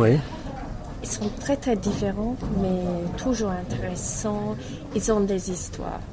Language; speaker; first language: French; non-native, learner; English